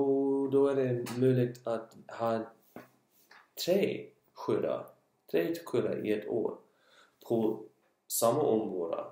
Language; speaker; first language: Swedish; non-native, learner; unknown